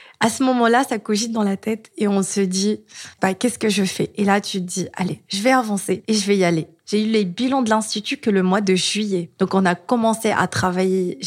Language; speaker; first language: French; non-native, local second language; Arabic